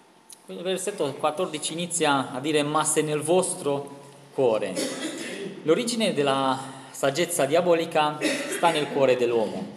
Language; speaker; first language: Italian; non-native, fluent; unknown